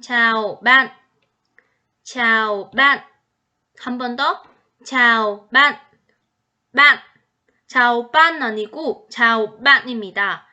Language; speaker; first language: Korean; non-native, fluent; Vietnamese